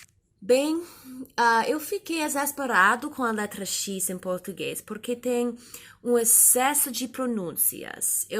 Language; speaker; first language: Portuguese; non-native, learner; English